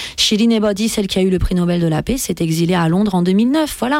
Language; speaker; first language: French; early bilingual, other home language; Persian